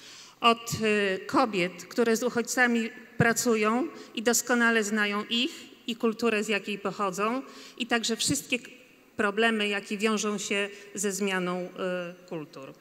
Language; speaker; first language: Polish; native; Polish